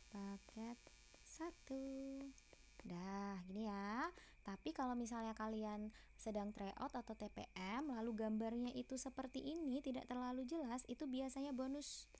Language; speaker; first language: Indonesian; native; Indonesian